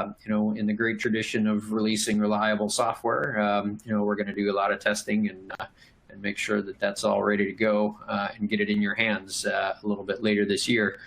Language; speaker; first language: English; native; English